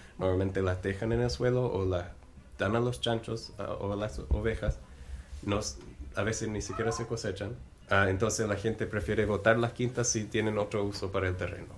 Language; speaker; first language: Spanish; non-native, fluent; English